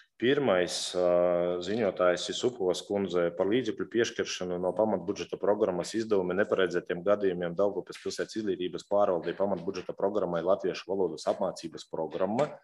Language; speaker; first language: Latvian; non-native, local second language; Russian